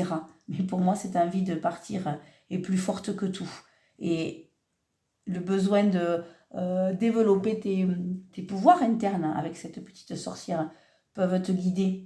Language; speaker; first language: French; native; French